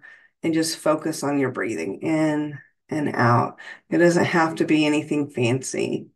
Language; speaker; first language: English; native; English